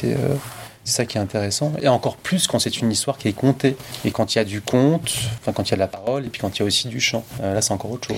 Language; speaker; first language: French; native; French